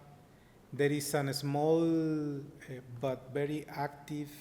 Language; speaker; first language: English; non-native, learner; Spanish